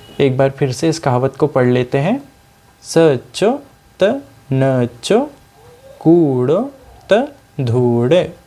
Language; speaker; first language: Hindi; non-native, local second language; Sindhi